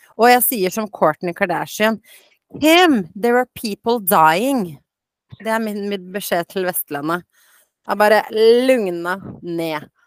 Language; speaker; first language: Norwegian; early bilingual, other home language; Bosnian